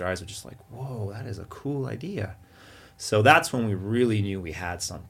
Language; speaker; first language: English; native; English